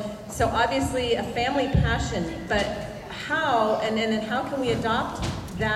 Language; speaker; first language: English; native; English